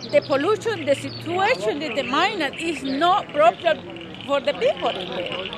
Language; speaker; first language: English; non-native, learner; Spanish